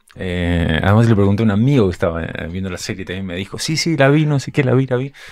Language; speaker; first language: Spanish; native; Spanish